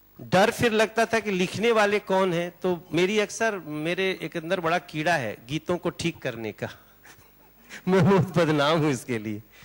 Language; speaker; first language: Hindi; native; Hindi